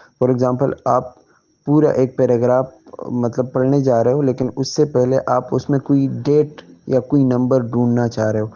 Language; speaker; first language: Urdu; native; Urdu